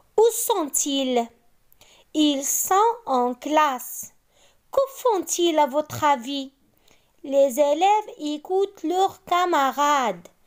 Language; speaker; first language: French; non-native, local second language; Arabic